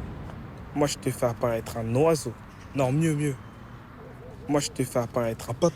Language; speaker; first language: French; native; French